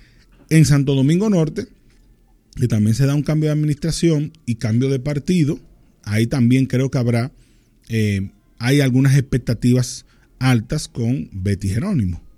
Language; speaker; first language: Spanish; native; Spanish